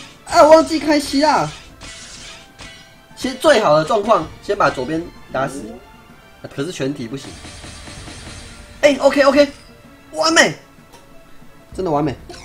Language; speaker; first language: Chinese; native; Chinese